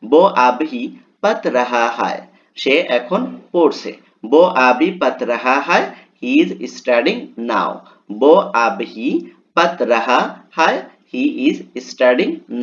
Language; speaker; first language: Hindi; non-native, learner; Bangla